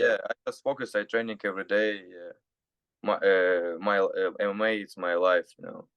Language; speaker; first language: English; non-native, learner; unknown